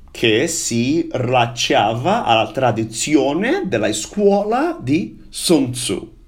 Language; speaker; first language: Italian; non-native, fluent; Portuguese